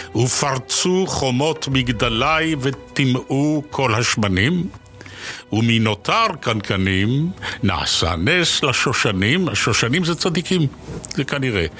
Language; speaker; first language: Hebrew; native; Hebrew